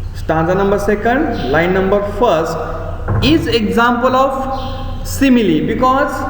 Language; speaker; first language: English; non-native, local second language; Marathi